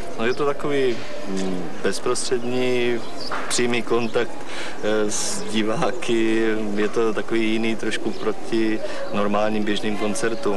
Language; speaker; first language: Czech; native; Czech